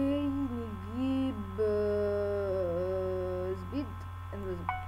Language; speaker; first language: Arabic; native; Arabic